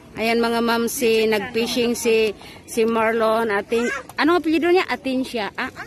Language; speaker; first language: Filipino; non-native, local second language; Cebuano